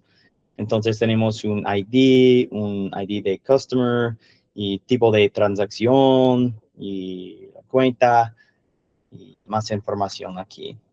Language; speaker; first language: Spanish; non-native, learner; English